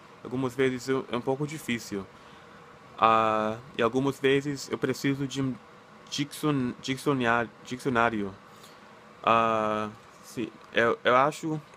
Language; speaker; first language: Portuguese; non-native, learner; English